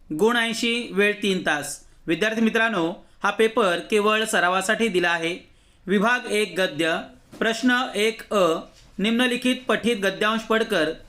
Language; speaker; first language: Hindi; non-native, local second language; Marathi